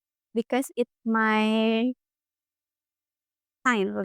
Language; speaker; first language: English; non-native, learner; Indonesian